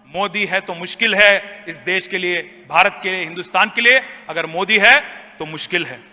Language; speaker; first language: Hindi; non-native, local second language; Telugu